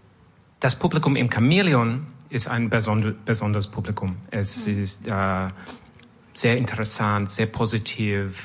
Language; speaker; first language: German; non-native, learner; French